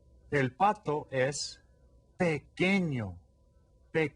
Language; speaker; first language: Spanish; non-native, fluent; English